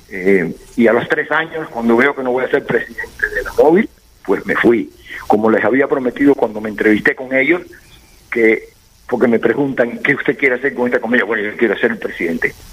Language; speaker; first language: Spanish; native; Spanish